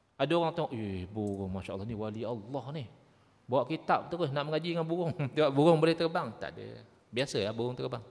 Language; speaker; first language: Malay; native; Malay